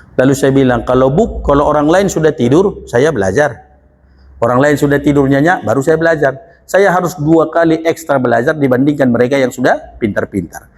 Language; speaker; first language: Indonesian; non-native, local second language; Batak Toba